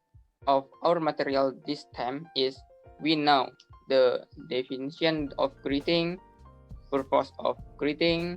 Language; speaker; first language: English; non-native, learner; Indonesian